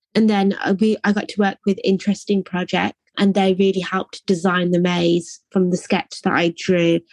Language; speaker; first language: English; native; English